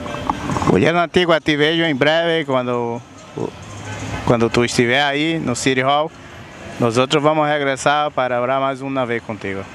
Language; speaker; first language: Spanish; non-native, learner; Portuguese